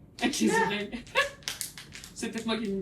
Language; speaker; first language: French; native; French